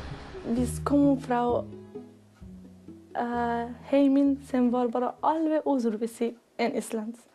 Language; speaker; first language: Icelandic; non-native, learner; Persian